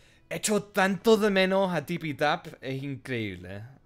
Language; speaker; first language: Spanish; native; Spanish